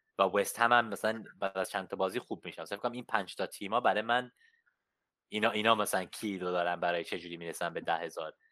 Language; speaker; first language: Persian; early bilingual, heritage; Persian